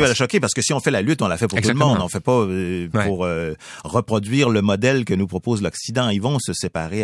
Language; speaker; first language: French; native; French